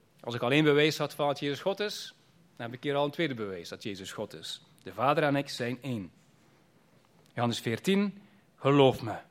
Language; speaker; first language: Dutch; native; Dutch